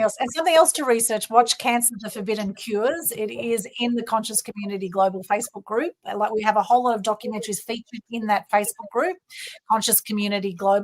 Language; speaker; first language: English; native; English